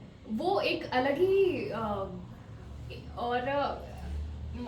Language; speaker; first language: Hindi; native; Hindi